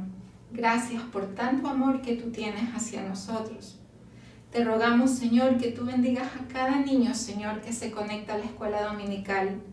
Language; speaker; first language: Spanish; native; Spanish